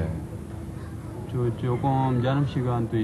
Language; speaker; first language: Korean; non-native, learner; Urdu